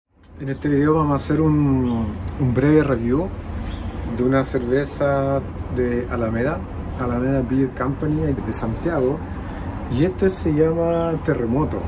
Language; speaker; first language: Spanish; native; Spanish